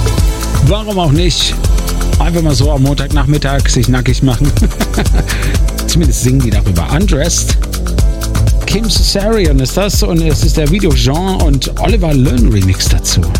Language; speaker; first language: German; native; German